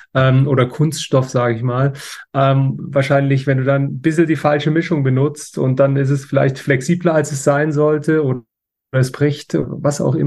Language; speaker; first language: German; native; German